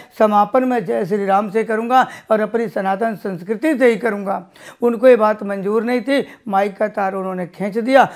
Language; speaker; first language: Hindi; native; Hindi